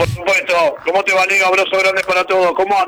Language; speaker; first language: Spanish; native; Spanish